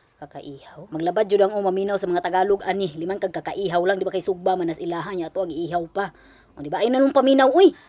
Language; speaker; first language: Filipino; non-native, local second language; Cebuano